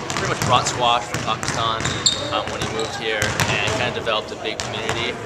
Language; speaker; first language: English; native; English